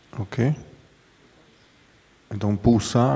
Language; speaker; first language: Portuguese; non-native, fluent; German